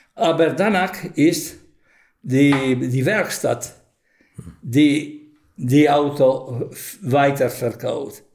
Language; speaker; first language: German; non-native, fluent; Italian